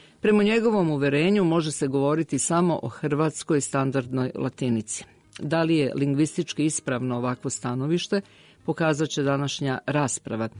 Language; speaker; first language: Serbian; native; Serbian